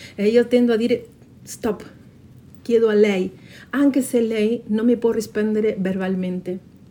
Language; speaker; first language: Italian; non-native, fluent; Spanish